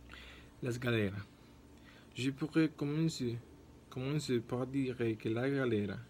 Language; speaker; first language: French; non-native, learner; Spanish